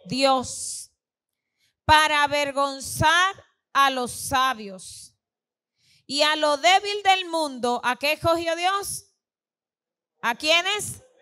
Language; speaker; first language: Spanish; native; Spanish